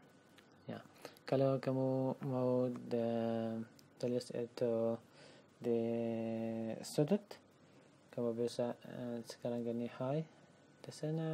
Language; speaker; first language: Indonesian; non-native, learner; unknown